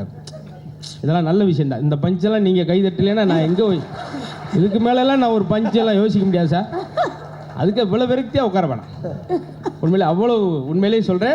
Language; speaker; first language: Tamil; native; Tamil